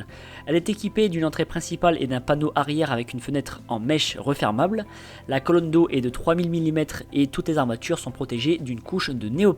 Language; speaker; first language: French; native; French